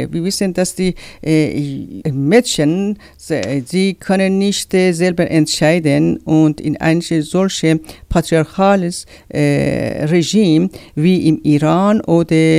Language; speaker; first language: German; non-native, learner; Persian